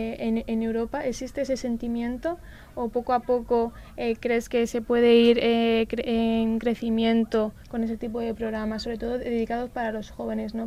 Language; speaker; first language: Spanish; native; Spanish